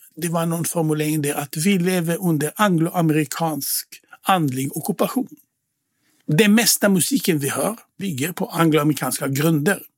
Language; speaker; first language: Swedish; non-native, fluent; Hebrew